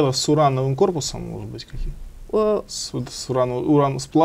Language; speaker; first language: Russian; native; Russian